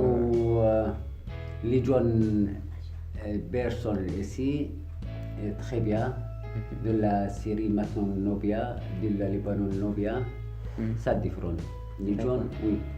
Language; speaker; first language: French; non-native, learner; Arabic